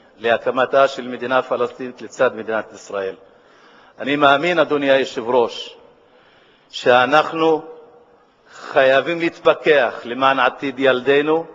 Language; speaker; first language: Hebrew; non-native, local second language; Arabic